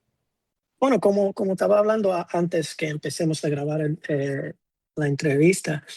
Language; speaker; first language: Spanish; non-native, fluent; English